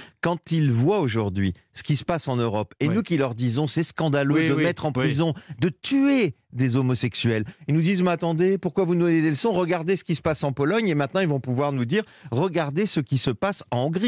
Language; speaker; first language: French; native; French